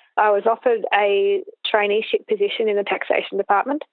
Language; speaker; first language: English; native; English